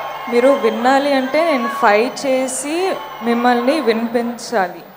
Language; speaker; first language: Telugu; non-native, fluent; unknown